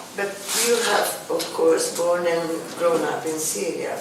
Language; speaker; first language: English; non-native, fluent; Italian